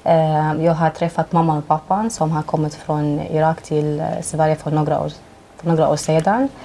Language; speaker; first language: Swedish; non-native, fluent; Arabic